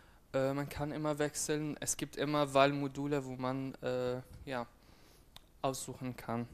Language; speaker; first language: German; non-native, fluent; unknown